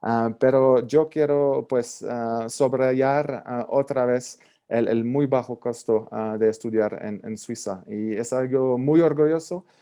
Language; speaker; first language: Spanish; non-native, fluent; French